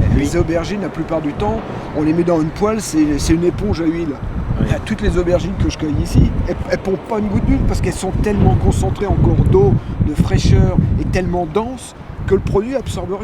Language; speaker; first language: French; native; French